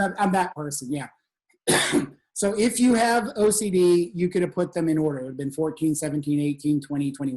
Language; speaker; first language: English; native; English